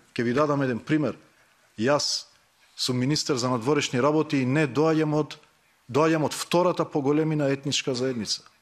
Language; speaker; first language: Macedonian; non-native, local second language; Albanian